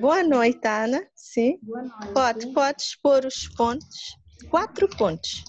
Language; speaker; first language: Portuguese; non-native, local second language; Kabuverdianu